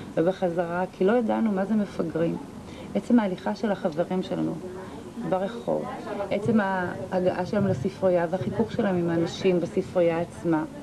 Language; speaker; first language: Hebrew; native; Hebrew